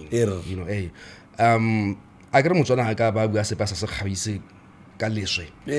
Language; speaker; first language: English; non-native, local second language; Tswana